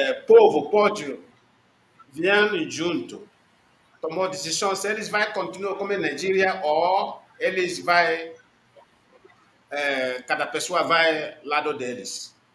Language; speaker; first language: Portuguese; non-native, learner; Igbo